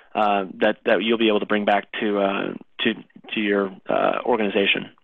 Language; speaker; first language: English; native; English